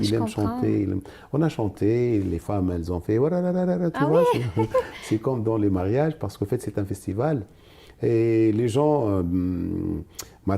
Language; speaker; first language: French; non-native, local second language; Arabic